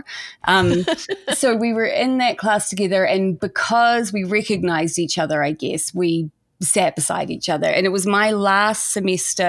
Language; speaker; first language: English; native; English